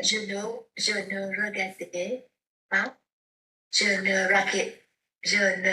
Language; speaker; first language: French; non-native, learner; Vietnamese